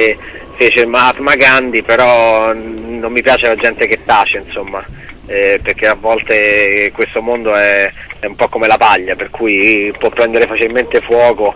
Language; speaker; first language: Italian; native; Italian